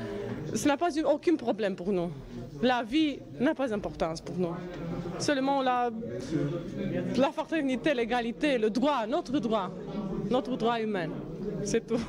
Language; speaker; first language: French; non-native, learner; Romanian